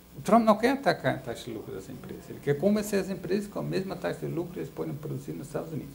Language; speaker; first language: Portuguese; non-native, fluent; Dutch